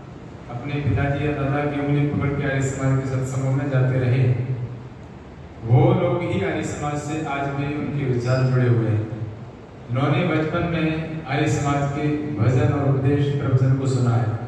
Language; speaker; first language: Hindi; native; Hindi